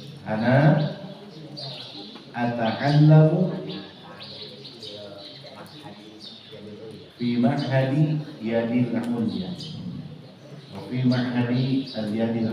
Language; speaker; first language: Arabic; non-native, fluent; Indonesian